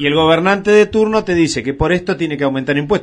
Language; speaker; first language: Spanish; native; Spanish